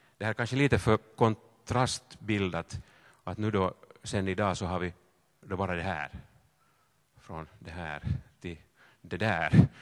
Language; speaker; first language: Swedish; native; Swedish